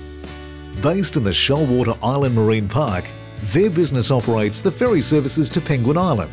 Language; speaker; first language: English; native; English